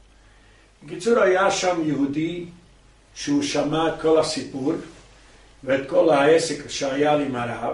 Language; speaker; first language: Hebrew; non-native, fluent; English